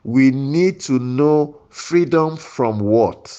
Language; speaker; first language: English; non-native, local second language; Yoruba